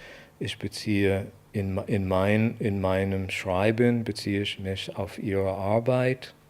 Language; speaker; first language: German; non-native, fluent; English